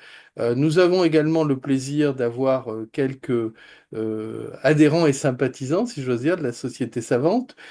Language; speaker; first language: French; native; French